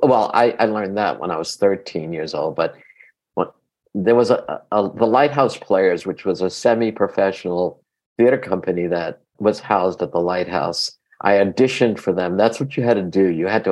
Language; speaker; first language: English; early bilingual, other home language; Greek